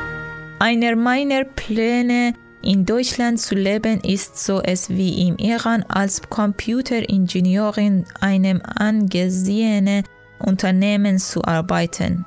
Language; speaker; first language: German; non-native, learner; Persian